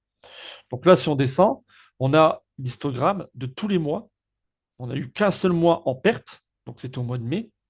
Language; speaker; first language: French; native; French